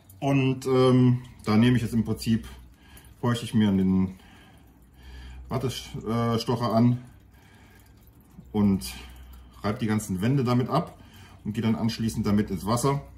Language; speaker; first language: German; native; German